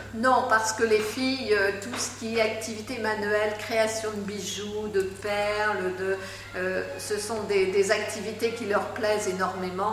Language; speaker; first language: French; native; French